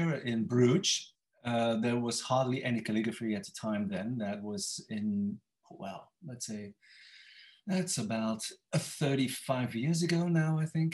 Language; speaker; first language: English; non-native, fluent; Dutch